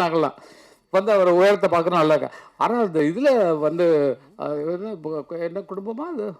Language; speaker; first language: Tamil; native; Tamil